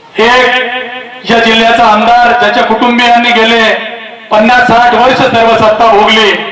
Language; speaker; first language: Marathi; native; Marathi